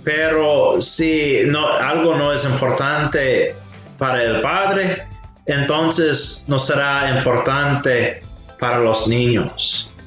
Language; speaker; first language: Spanish; non-native, fluent; English